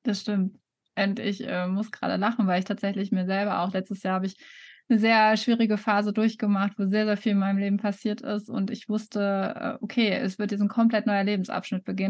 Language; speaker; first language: German; native; German